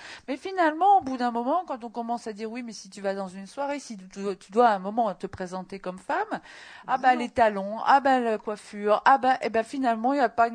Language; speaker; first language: French; native; French